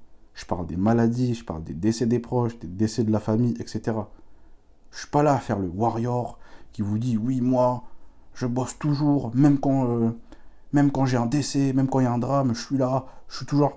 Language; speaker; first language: French; native; French